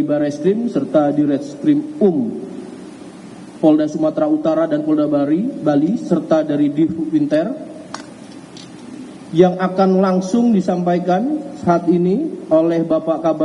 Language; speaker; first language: Indonesian; native; Indonesian